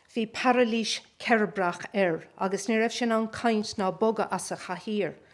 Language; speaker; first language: Irish; native; Irish